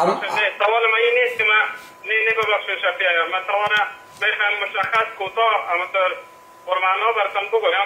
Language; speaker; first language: Persian; native; Persian